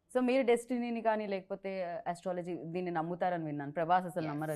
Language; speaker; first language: Telugu; native; Telugu